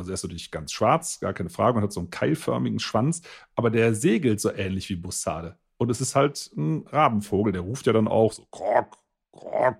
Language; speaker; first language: German; native; German